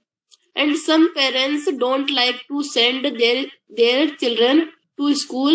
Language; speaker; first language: English; non-native, learner; Hindi